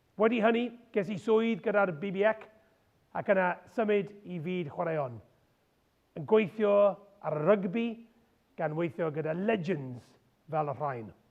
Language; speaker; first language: Welsh; non-native, local second language; English